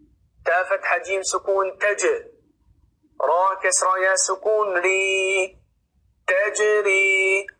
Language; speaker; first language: Arabic; non-native, fluent; Oromo